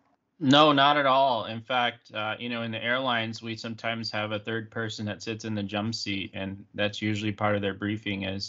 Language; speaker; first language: English; native; English